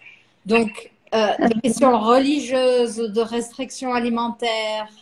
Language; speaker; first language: French; non-native, fluent; Portuguese